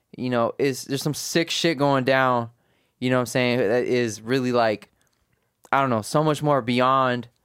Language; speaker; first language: English; native; English